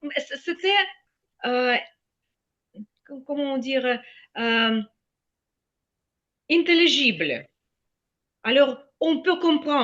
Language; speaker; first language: French; non-native, fluent; Ukrainian